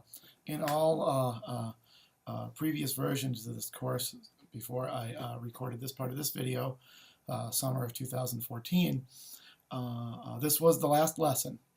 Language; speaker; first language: English; native; English